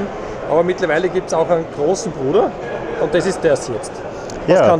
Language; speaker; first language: German; native; German